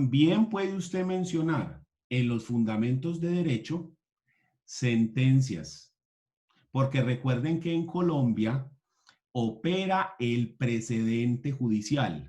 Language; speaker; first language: Spanish; native; Spanish